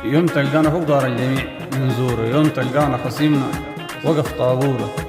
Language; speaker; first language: Arabic; native; Arabic